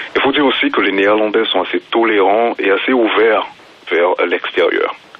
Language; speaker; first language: French; native; French